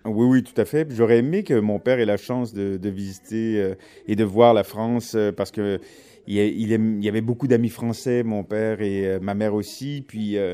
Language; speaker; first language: French; native; French